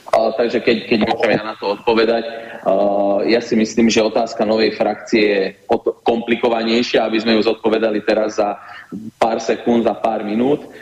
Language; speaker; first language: Slovak; native; Slovak